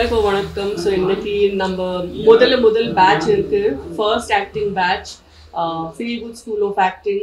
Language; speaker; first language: Tamil; non-native, fluent; Gujarati